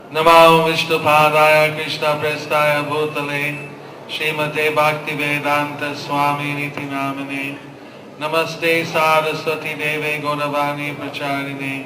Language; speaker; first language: Bangla; non-native, fluent; English